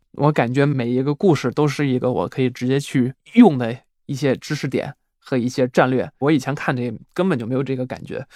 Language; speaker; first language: Chinese; non-native, fluent; Swiss German